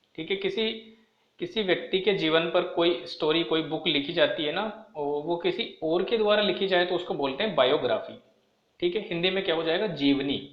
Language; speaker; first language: Hindi; native; Hindi